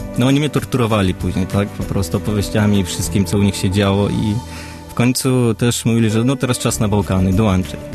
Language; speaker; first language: Polish; early bilingual, other home language; Russian